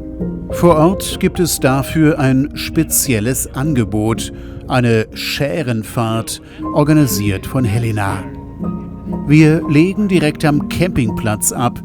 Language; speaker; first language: German; native; German